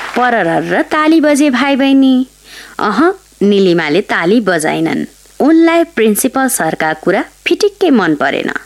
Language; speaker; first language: Nepali; native; Nepali